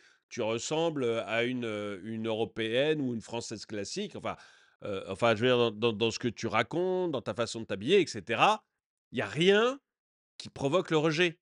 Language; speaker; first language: French; native; French